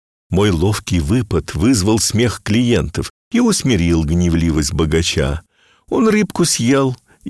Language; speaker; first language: Russian; native; Russian